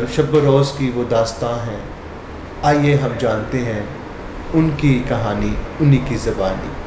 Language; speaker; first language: Urdu; native; Urdu